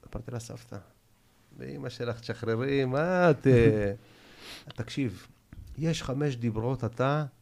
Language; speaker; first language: Hebrew; early bilingual, other home language; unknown